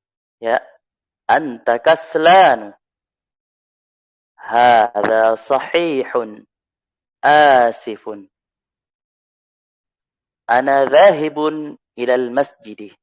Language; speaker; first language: Arabic; non-native, fluent; Indonesian